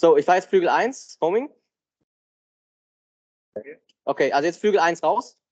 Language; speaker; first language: German; native; German